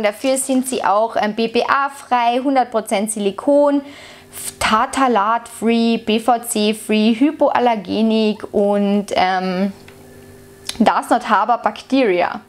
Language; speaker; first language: German; native; German